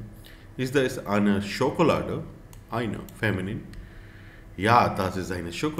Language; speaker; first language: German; non-native, learner; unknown